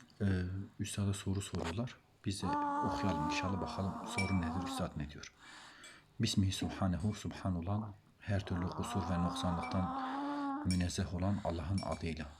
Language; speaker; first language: Turkish; native; Turkish